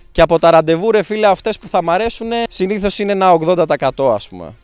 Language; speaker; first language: Greek; early bilingual, other home language; Albanian